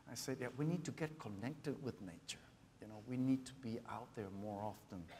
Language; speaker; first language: English; non-native, fluent; Spanish